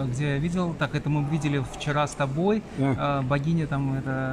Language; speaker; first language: Russian; native; Russian